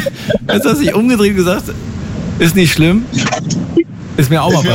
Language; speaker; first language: German; native; German